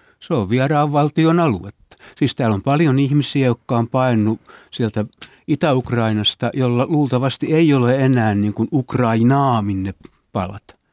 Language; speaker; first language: Finnish; native; Finnish